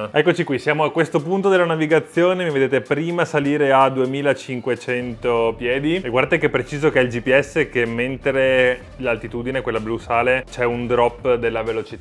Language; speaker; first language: Italian; native; Italian